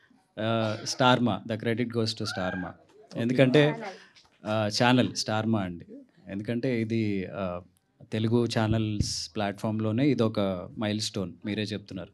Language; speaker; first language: Telugu; native; Telugu